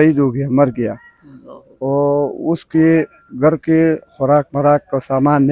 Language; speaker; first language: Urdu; non-native, local second language; Pashto